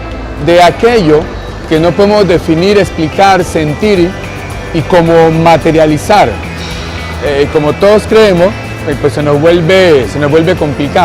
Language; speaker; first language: Spanish; native; Spanish